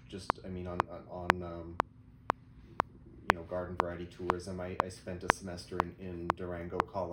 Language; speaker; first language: English; native; English